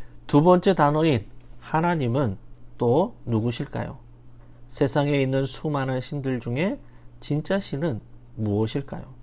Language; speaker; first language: Korean; native; Korean